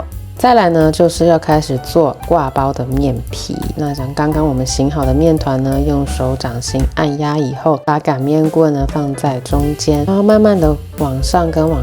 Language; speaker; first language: Chinese; native; Chinese